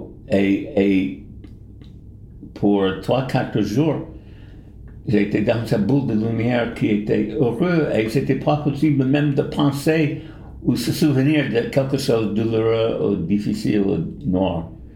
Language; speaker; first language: French; non-native, fluent; English